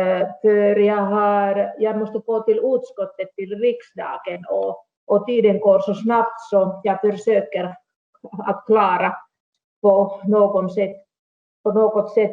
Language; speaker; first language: Swedish; non-native, local second language; Finnish